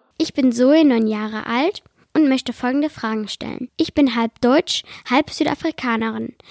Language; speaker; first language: German; native; German